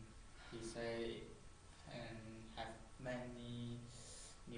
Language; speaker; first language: English; non-native, learner; Chinese